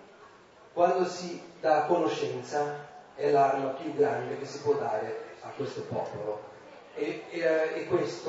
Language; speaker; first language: Italian; non-native, learner; Portuguese